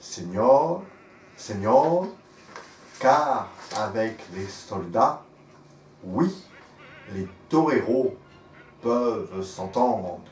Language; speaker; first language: French; native; French